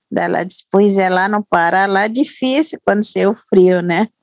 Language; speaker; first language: Portuguese; non-native, local second language; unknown